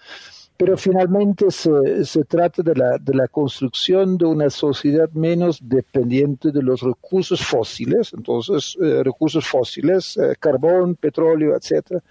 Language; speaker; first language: Spanish; non-native, fluent; Dutch